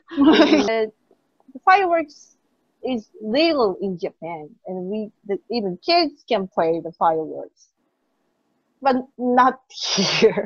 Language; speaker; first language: English; non-native, fluent; Japanese